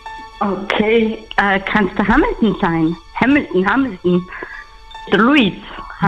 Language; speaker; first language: German; native; German